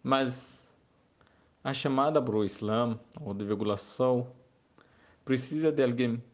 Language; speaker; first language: Portuguese; non-native, learner; Arabic